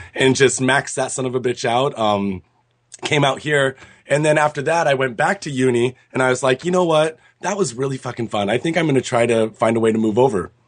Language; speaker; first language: English; native; English